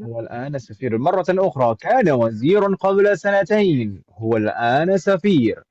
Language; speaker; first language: Arabic; non-native, fluent; Indonesian